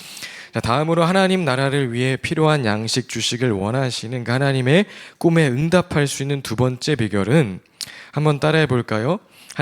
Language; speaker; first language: Korean; native; Korean